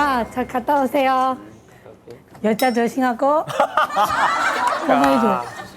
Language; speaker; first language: Korean; non-native, learner; Chinese